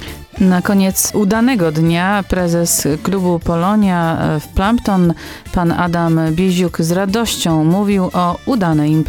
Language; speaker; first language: Polish; native; Polish